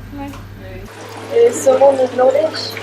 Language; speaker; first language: French; non-native, fluent; Norwegian